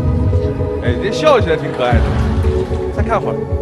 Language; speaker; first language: Chinese; native; Chinese